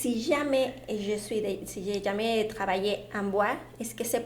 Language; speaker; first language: French; non-native, learner; Spanish